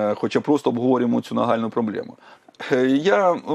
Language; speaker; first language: Ukrainian; native; Ukrainian